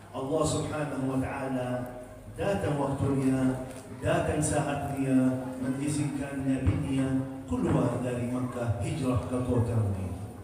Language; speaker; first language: Malay; non-native, fluent; Arabic